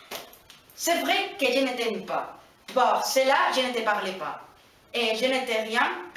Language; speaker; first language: French; non-native, learner; Spanish